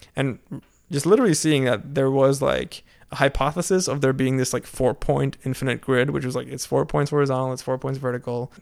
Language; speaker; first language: English; non-native, fluent; Dutch